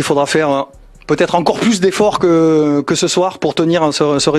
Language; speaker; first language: French; native; French